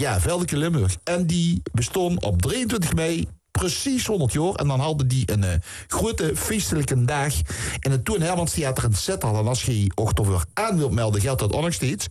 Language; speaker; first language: Dutch; native; Dutch